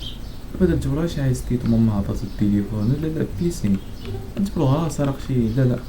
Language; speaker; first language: Arabic; native; Arabic